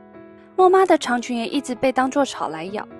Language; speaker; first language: Chinese; native; Chinese